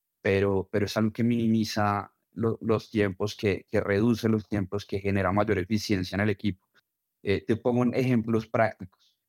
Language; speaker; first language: Spanish; native; Spanish